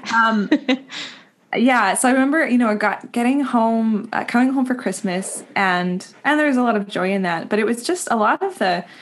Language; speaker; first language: English; native; English